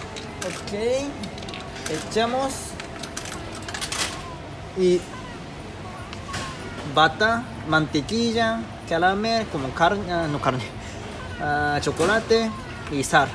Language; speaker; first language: Spanish; non-native, learner; Japanese